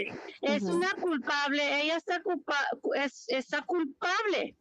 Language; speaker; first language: Spanish; early bilingual, heritage; Spanish